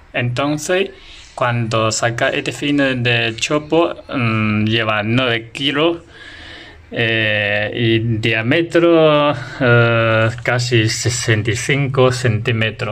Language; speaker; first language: Spanish; non-native, learner; Chinese